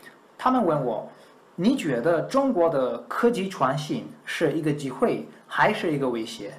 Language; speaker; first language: Chinese; non-native, fluent; Italian